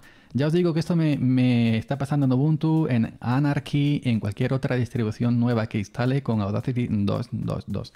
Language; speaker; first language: Spanish; native; Spanish